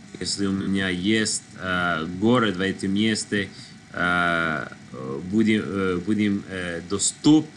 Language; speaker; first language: Russian; non-native, learner; English